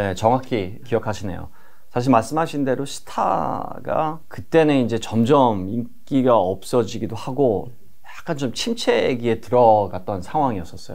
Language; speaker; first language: Korean; native; Korean